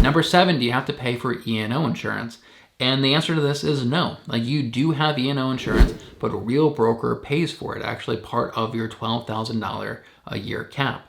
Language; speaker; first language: English; native; English